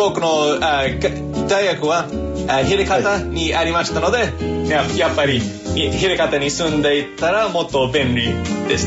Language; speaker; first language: Japanese; non-native, fluent; English